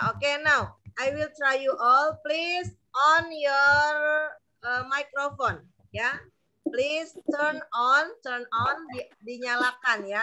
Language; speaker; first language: English; non-native, learner; Indonesian